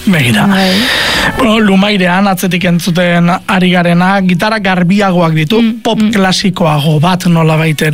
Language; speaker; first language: Basque; native; Basque